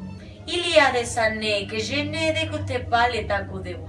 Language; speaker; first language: French; non-native, learner; Spanish